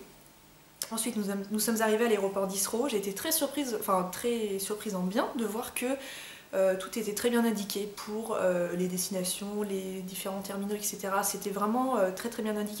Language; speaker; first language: French; native; French